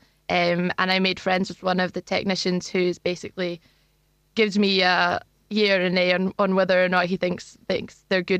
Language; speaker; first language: English; native; English